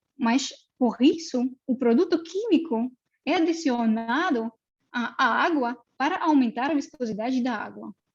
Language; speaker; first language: Portuguese; non-native, fluent; Russian